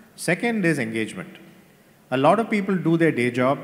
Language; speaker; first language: English; non-native, local second language; Tamil